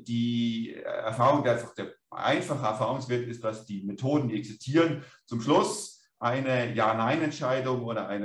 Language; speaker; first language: German; native; German